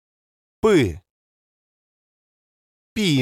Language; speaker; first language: Russian; non-native, learner; English